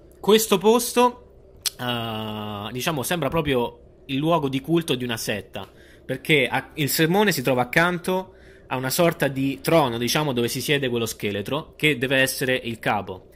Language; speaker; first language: Italian; native; Italian